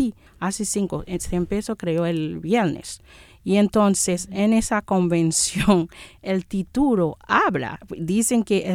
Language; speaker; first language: Spanish; non-native, fluent; Haitian Creole